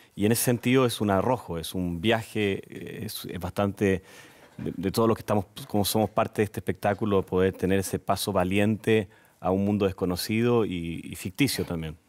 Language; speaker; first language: Spanish; native; Spanish